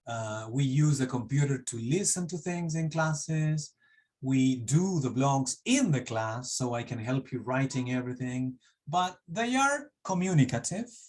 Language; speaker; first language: English; non-native, fluent; Spanish